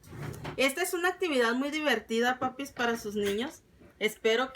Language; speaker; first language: Spanish; native; Spanish